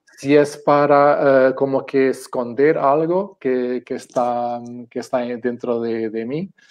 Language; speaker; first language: Spanish; non-native, fluent; Portuguese